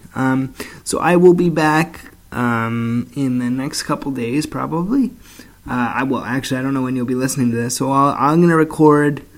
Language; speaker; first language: English; native; English